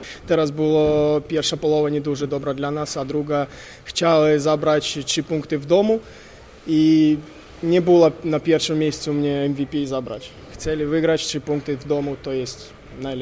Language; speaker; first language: Polish; non-native, learner; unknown